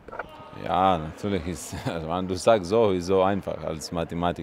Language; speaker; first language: German; non-native, learner; Russian